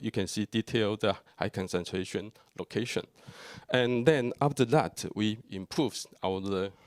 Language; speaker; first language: English; non-native, fluent; Chinese